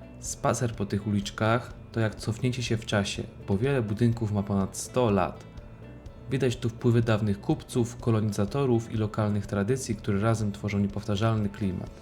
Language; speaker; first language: Polish; native; Polish